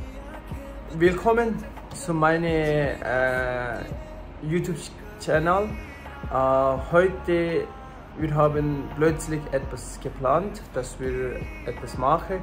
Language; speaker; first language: German; non-native, learner; Tibetan